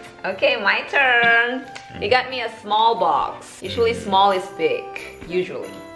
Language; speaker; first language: English; non-native, fluent; Indonesian